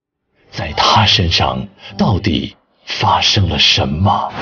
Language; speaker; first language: Chinese; native; Chinese